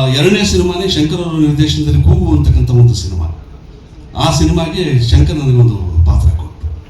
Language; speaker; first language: Kannada; native; Kannada